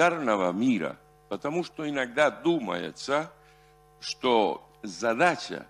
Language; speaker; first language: Russian; non-native, fluent; Spanish